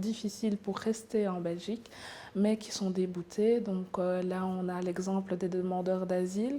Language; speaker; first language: French; native; French